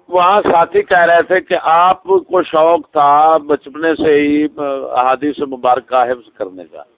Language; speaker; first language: Urdu; native; Urdu